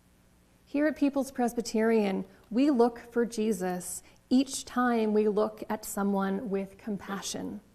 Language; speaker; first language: English; native; English